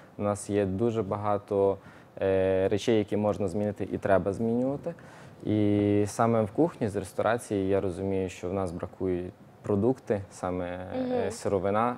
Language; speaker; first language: Ukrainian; native; Ukrainian